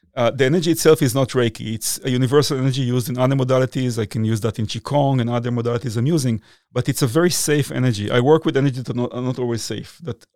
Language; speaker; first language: English; non-native, fluent; Hebrew